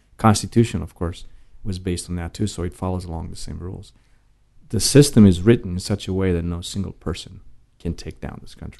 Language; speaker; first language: English; non-native, fluent; Romanian